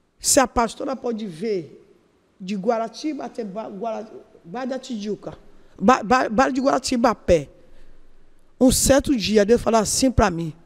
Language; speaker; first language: Portuguese; non-native, learner; Yoruba